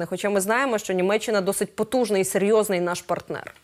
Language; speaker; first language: Ukrainian; native; Ukrainian